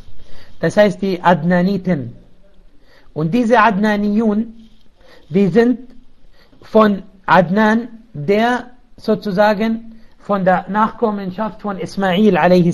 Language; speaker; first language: German; non-native, local second language; Arabic